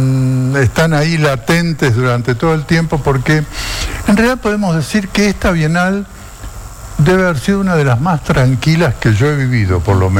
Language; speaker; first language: Spanish; native; Spanish